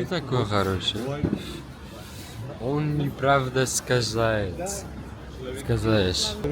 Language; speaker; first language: Russian; non-native, learner; Turkish